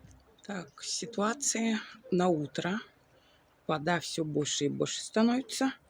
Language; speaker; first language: Russian; non-native, local second language; Yakut